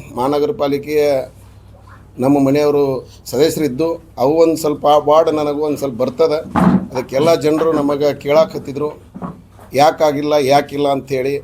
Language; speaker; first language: Kannada; non-native, local second language; Urdu